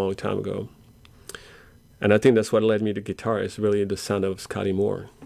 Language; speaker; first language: English; non-native, fluent; French